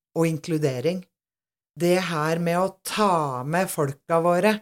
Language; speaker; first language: Norwegian; native; Norwegian